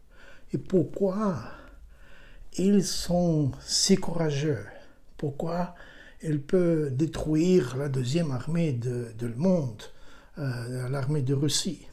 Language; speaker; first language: French; non-native, learner; Ukrainian